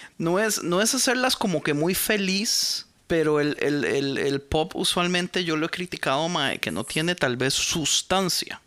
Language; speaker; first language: Spanish; native; Spanish